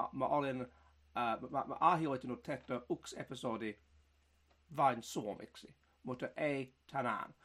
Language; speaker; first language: Finnish; non-native, learner; English